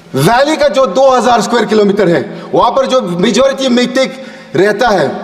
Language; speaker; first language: Hindi; non-native, local second language; Manipuri